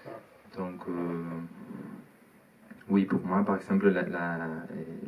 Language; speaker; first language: French; non-native, learner; Spanish